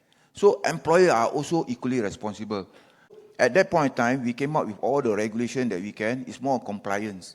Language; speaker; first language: English; non-native, local second language; Malay